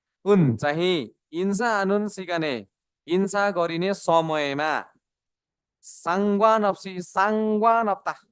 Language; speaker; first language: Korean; non-native, learner; Nepali